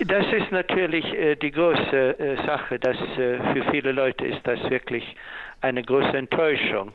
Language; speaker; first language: German; non-native, fluent; Swedish